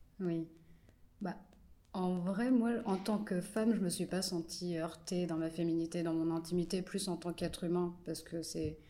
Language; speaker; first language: French; native; French